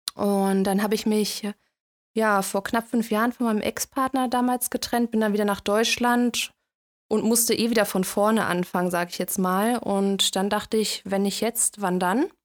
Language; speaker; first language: German; native; German